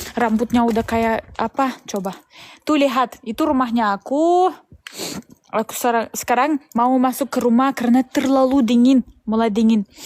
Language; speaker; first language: Indonesian; non-native, learner; Russian